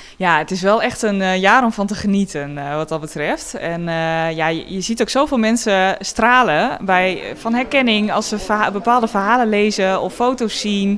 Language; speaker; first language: Dutch; native; Dutch